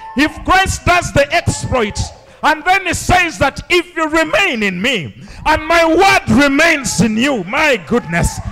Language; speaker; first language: English; non-native, local second language; Ganda